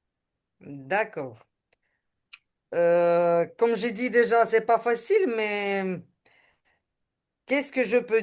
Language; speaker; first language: French; non-native, learner; Ukrainian